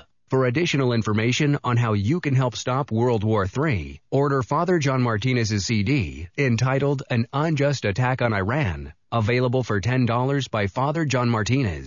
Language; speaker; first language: English; native; English